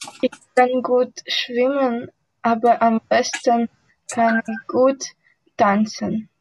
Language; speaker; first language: German; non-native, learner; Russian